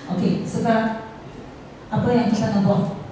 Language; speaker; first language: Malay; non-native, local second language; Chinese